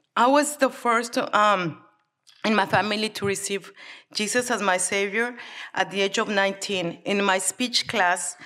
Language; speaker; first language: English; early bilingual, other home language; Spanish